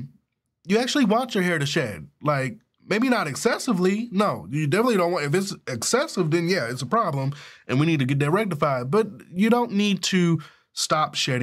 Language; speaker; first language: English; native; English